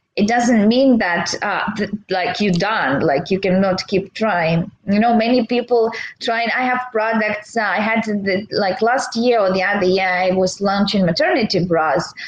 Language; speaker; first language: English; non-native, fluent; Russian